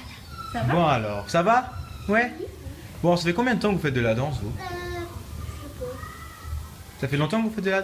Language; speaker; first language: French; native; French